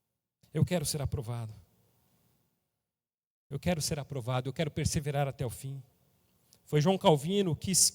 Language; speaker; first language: Portuguese; native; Portuguese